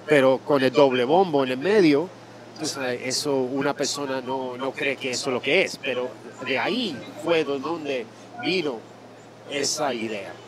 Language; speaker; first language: Spanish; early bilingual, heritage; Spanish